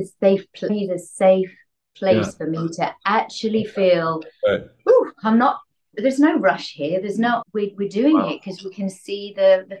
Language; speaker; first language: English; native; English